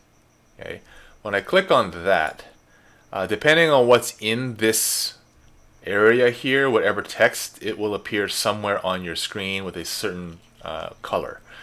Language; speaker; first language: English; native; English